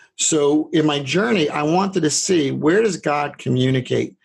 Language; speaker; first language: English; native; English